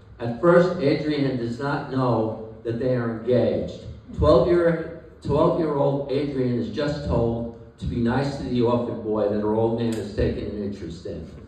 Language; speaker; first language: English; native; English